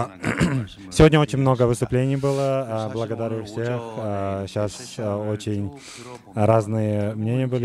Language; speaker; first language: Russian; non-native, fluent; Korean